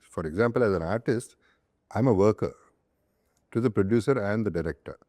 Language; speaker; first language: English; non-native, local second language; Telugu